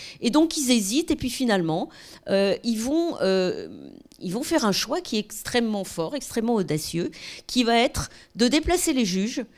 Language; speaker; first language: French; native; French